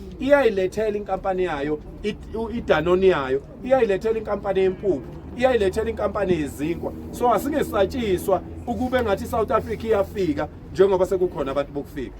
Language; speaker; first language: Zulu; native; Zulu